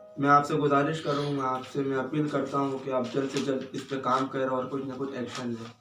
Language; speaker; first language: Urdu; native; Urdu